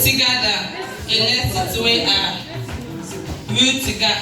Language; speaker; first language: French; non-native, learner; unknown